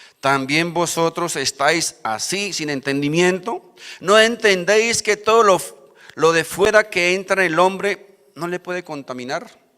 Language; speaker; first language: Spanish; native; Spanish